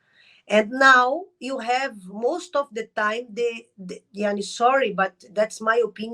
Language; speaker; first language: English; non-native, learner; Arabic